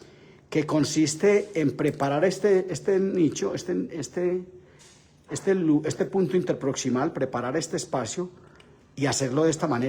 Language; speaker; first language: Spanish; native; Spanish